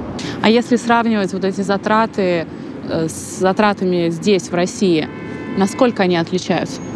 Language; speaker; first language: Russian; native; Russian